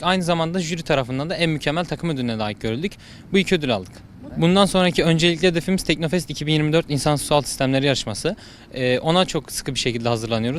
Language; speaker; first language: Turkish; native; Turkish